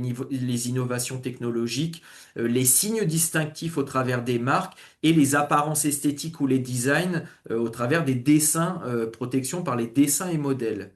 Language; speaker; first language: French; native; French